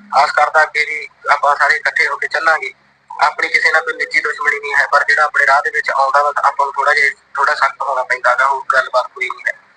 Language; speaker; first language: Punjabi; native; Punjabi